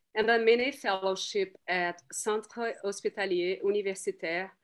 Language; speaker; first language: English; non-native, fluent; Portuguese